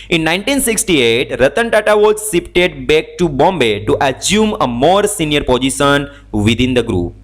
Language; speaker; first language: English; non-native, local second language; Gujarati